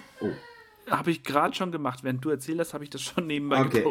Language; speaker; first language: German; native; German